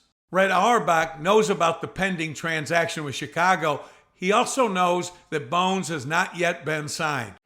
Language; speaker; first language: English; native; English